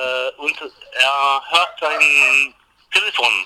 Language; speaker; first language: German; non-native, learner; English